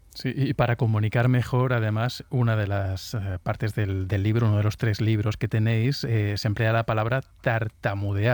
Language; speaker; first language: Spanish; native; Spanish